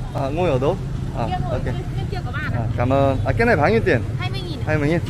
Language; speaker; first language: Korean; native; Korean